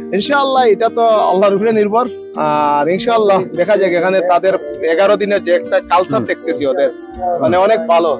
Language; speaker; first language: Bangla; native; Bangla